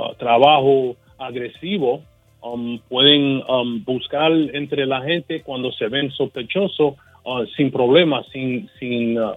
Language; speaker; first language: Spanish; early bilingual, heritage; Spanish